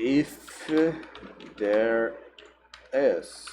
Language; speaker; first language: English; non-native, learner; Portuguese